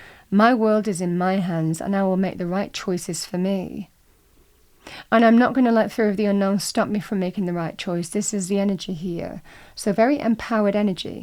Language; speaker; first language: English; native; English